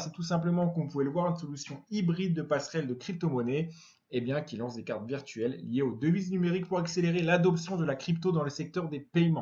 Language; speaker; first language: French; native; French